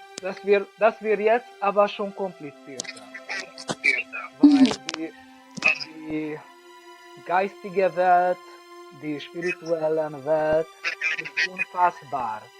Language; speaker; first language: German; non-native, learner; Hungarian